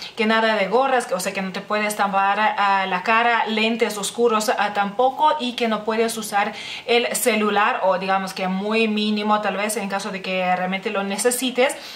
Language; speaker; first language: Spanish; non-native, fluent; Lithuanian